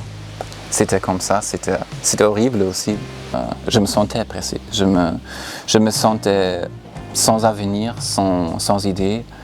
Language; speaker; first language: French; non-native, fluent; German